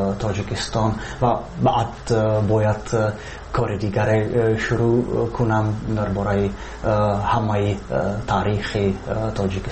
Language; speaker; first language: Persian; non-native, learner; Czech